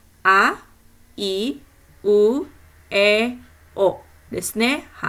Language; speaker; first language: Japanese; non-native, fluent; Indonesian